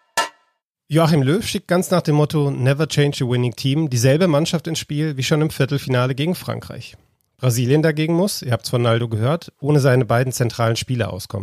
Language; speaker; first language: German; native; German